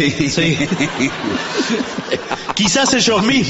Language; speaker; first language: Spanish; native; Spanish